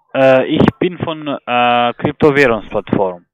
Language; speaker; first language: German; non-native, learner; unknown